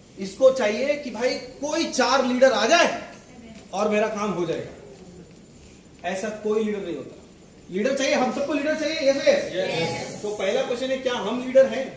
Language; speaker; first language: Hindi; native; Hindi